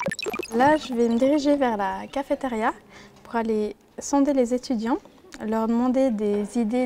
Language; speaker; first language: French; native; French